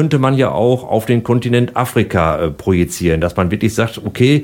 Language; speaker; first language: German; native; German